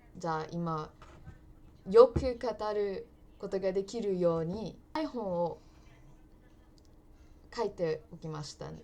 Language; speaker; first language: Japanese; non-native, learner; English